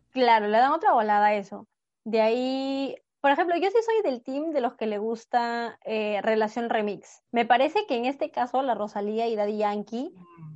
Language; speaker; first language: Spanish; native; Spanish